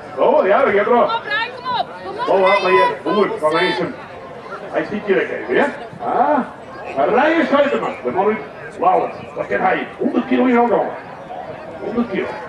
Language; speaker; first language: Dutch; native; Dutch